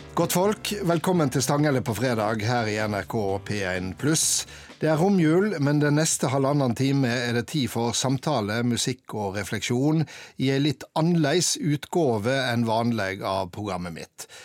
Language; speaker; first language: Norwegian; native; Norwegian